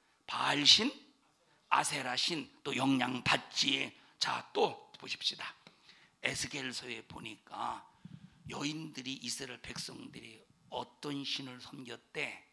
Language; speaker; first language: Korean; native; Korean